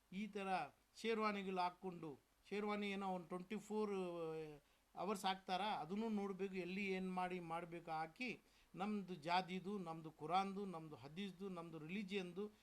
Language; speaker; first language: Kannada; non-native, local second language; Urdu